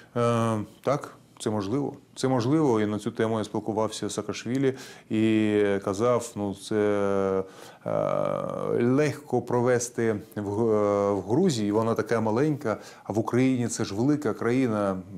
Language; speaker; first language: Ukrainian; non-native, local second language; Russian